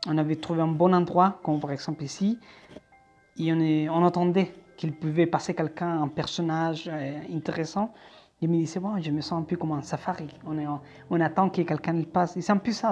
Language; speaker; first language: French; non-native, fluent; Spanish